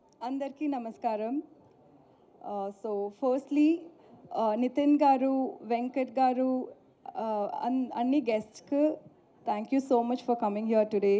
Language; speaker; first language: Telugu; non-native, learner; Tamil